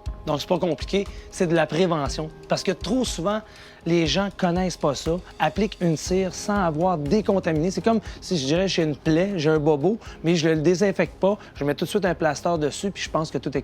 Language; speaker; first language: French; native; French